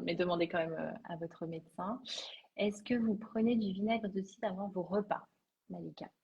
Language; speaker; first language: French; native; French